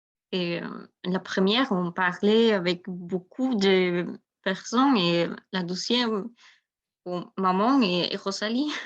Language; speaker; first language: French; non-native, learner; Spanish